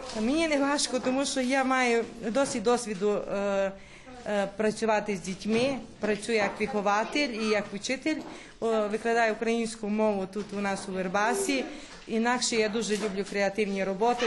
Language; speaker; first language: Ukrainian; early bilingual, heritage; Ukrainian